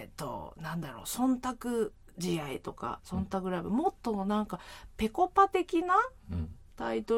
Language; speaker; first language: Japanese; native; Japanese